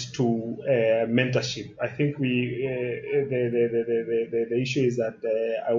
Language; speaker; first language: English; non-native, local second language; Kikuyu